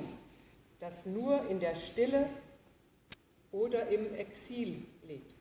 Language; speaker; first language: German; native; German